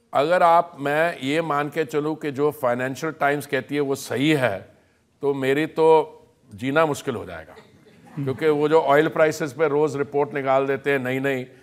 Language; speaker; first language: Hindi; native; Hindi